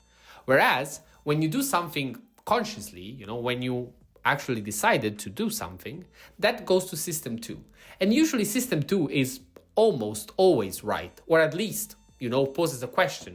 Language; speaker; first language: English; non-native, fluent; Italian